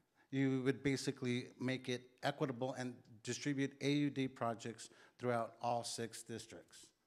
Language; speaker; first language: English; early bilingual, other home language; Spanish